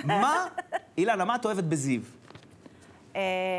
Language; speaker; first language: Hebrew; native; Hebrew